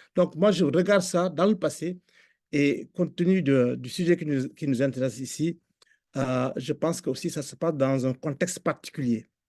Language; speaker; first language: French; non-native, local second language; Fula